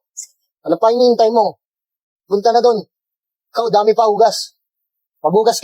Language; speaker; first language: Filipino; non-native, learner; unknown